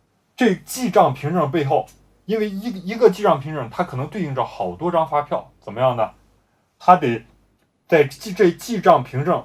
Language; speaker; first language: Chinese; native; Chinese